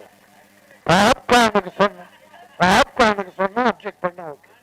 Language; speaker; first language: Tamil; native; Tamil